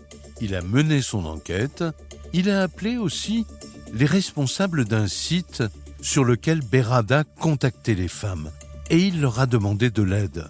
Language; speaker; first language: French; native; French